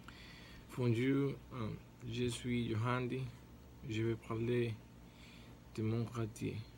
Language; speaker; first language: French; non-native, learner; Spanish